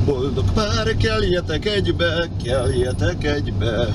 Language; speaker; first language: Hungarian; early bilingual, heritage; Hungarian